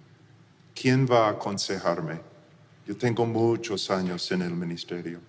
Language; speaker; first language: Spanish; non-native, fluent; English